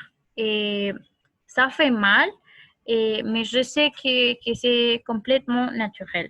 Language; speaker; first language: French; non-native, learner; Spanish